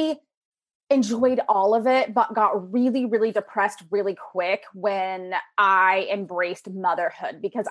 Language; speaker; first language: English; native; English